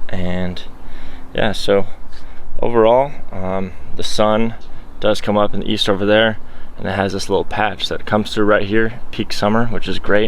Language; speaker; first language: English; native; English